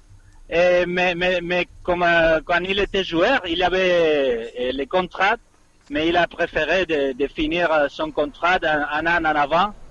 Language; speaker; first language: French; non-native, fluent; Spanish